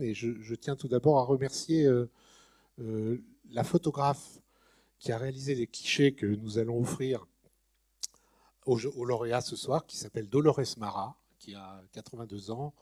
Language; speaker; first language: French; native; French